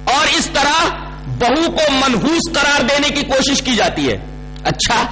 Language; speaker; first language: Urdu; native; Urdu